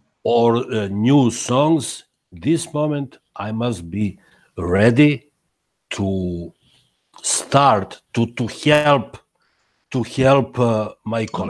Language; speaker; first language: English; non-native, learner; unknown